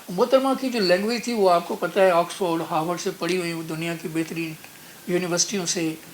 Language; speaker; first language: Urdu; non-native, local second language; Punjabi